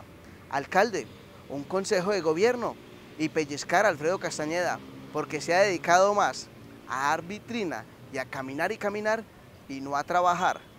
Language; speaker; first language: Spanish; native; Spanish